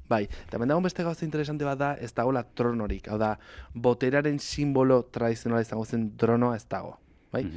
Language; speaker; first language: Basque; native; Basque